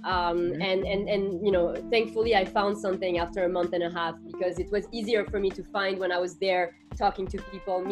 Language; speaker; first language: English; non-native, fluent; French